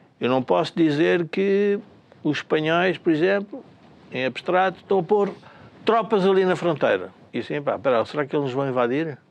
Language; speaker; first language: Portuguese; native; Portuguese